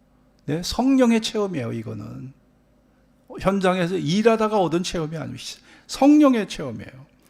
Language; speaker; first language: Korean; native; Korean